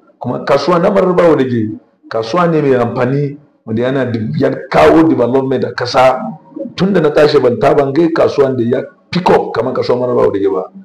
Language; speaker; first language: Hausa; non-native, local second language; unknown